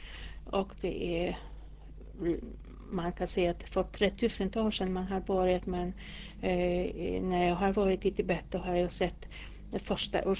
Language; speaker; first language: Swedish; non-native, fluent; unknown